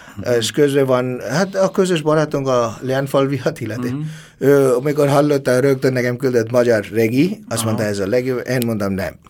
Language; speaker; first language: Hungarian; non-native, learner; Bangla